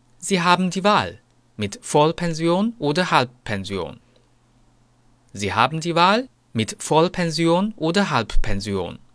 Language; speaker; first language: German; non-native, fluent; Chinese